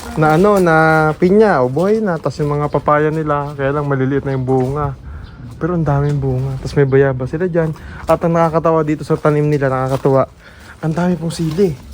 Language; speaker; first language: Filipino; native; Filipino